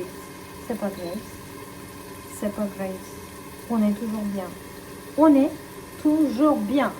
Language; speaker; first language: French; non-native, learner; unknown